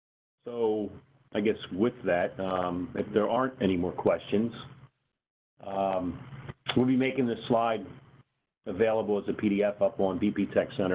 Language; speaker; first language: English; native; English